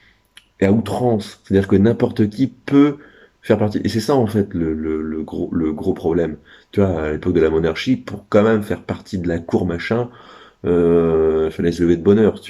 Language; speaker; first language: French; native; French